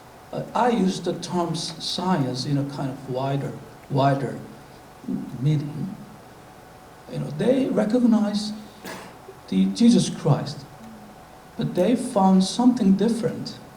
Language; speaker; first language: English; non-native, fluent; Korean